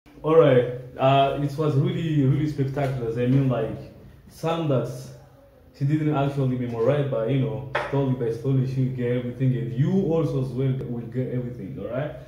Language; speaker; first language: English; non-native, fluent; Lingala